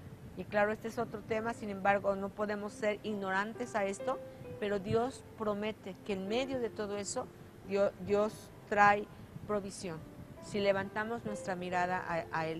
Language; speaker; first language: Spanish; native; Spanish